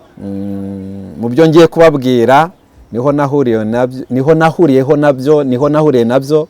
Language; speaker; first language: Kinyarwanda; early bilingual, heritage; Kinyarwanda